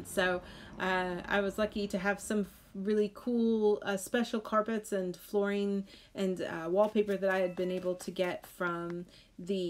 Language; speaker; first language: English; native; English